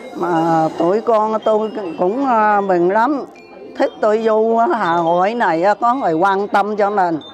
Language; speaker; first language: Vietnamese; non-native, local second language; Chinese